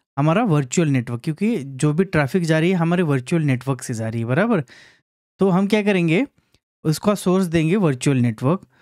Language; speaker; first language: Hindi; non-native, local second language; Marathi